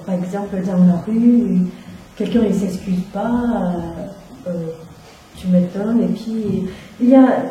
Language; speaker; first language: French; non-native, fluent; Korean